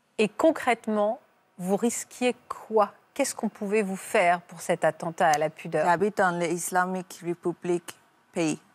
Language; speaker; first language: French; non-native, learner; Persian